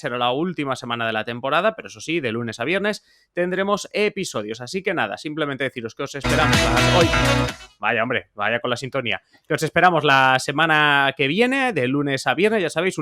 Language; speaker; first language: Spanish; native; Spanish